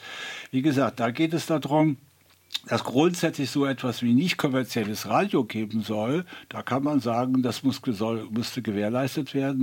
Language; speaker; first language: German; native; German